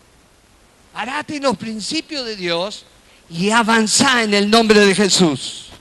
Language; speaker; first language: Spanish; native; Spanish